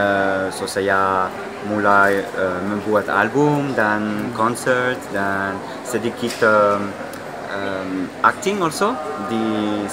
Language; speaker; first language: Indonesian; non-native, learner; French